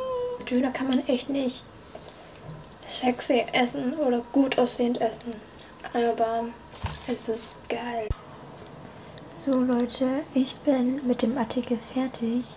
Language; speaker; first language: German; early bilingual, other home language; Vietnamese